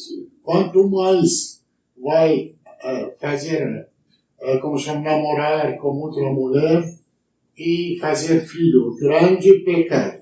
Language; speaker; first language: Portuguese; non-native, learner; Arabic